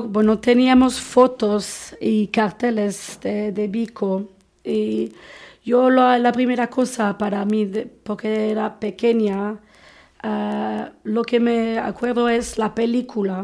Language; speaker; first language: Spanish; non-native, fluent; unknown